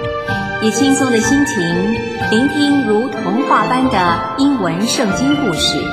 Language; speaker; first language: Chinese; native; Chinese